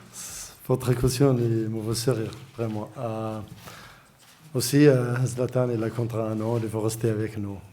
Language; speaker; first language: French; non-native, learner; Arabic